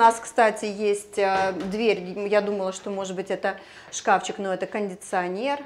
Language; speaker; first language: Russian; native; Russian